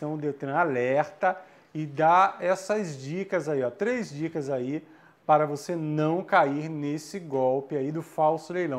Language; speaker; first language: Portuguese; native; Portuguese